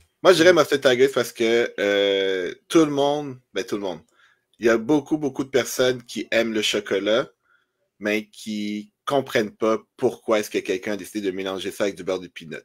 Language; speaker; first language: French; native; French